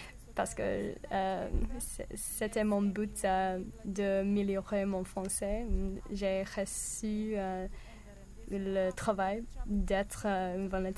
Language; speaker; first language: French; non-native, learner; English